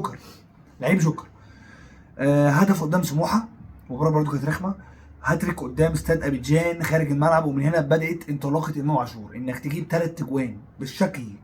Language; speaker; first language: Arabic; native; Arabic